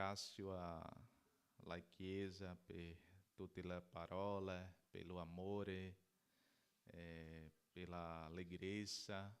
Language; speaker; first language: Italian; non-native, learner; Portuguese